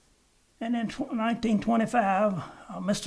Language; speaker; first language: English; native; English